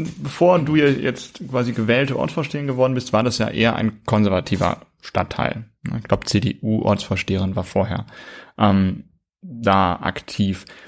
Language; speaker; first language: German; native; German